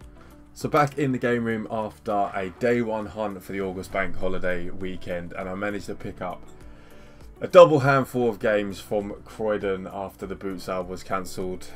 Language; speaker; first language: English; native; English